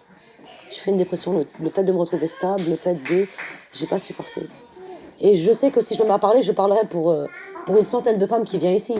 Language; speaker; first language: French; native; French